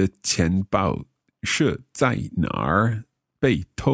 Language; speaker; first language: Chinese; non-native, learner; English